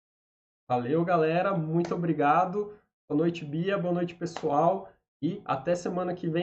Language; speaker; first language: Portuguese; native; Portuguese